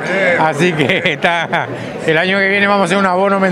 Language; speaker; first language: Spanish; native; Spanish